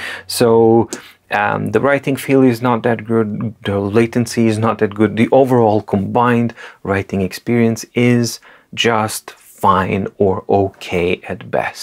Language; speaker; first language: English; non-native, fluent; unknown